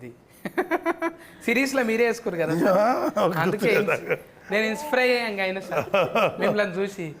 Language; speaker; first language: Telugu; native; Telugu